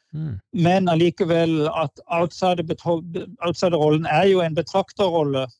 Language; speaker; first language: Norwegian; native; Norwegian